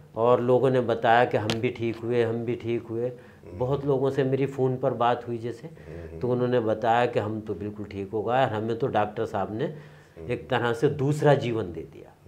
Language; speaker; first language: Hindi; native; Hindi